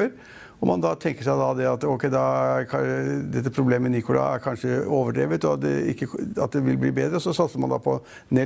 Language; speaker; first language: Norwegian; native; Norwegian